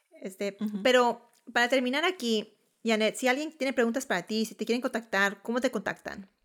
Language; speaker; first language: Spanish; early bilingual, heritage; Spanish